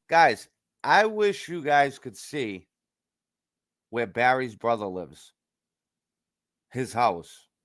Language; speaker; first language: English; native; English